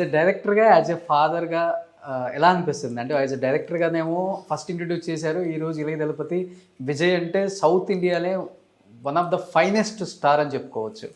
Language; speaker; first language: Telugu; native; Telugu